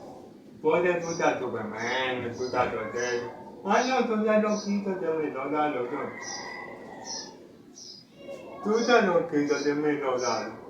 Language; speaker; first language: Spanish; non-native, learner; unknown